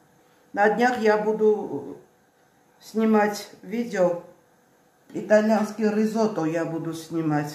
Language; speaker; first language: Russian; non-native, fluent; Armenian